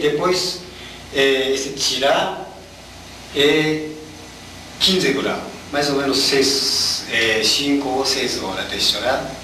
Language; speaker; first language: Portuguese; non-native, learner; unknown